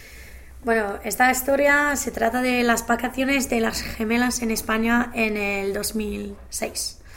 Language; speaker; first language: Spanish; non-native, learner; English